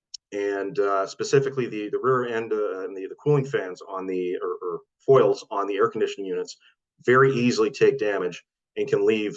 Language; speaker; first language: English; native; English